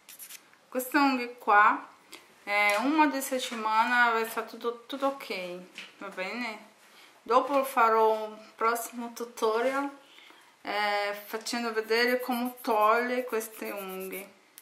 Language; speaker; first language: Italian; non-native, learner; Portuguese